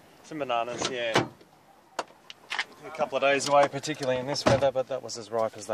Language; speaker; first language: English; native; English